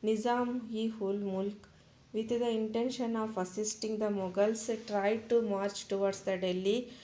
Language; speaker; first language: English; non-native, local second language; Kannada